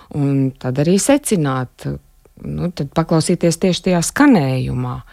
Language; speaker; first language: Latvian; native; Latvian